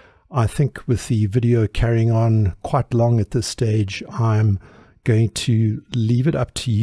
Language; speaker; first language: English; native; English